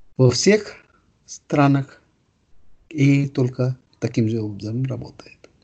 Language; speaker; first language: Russian; non-native, fluent; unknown